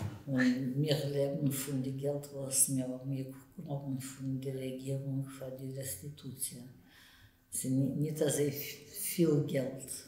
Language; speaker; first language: German; non-native, learner; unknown